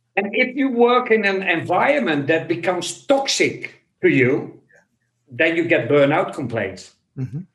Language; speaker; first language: English; non-native, fluent; Dutch